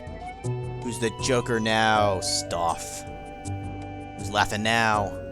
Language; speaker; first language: English; native; English